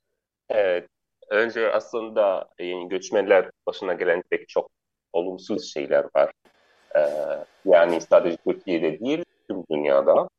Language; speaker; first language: Turkish; non-native, learner; Arabic